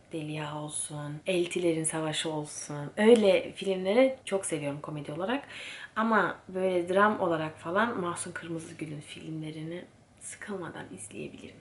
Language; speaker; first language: Turkish; early bilingual, heritage; Turkish